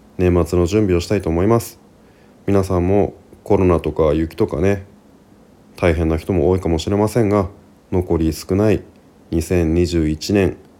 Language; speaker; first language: Japanese; native; Japanese